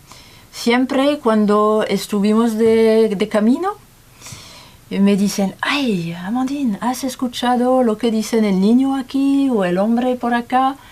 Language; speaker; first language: Spanish; non-native, learner; French